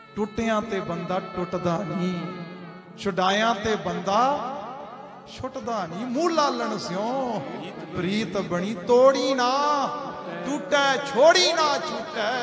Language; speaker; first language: Punjabi; early bilingual, heritage; Punjabi